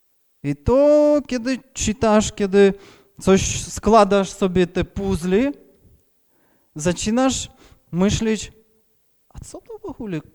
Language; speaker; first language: Polish; non-native, fluent; Ukrainian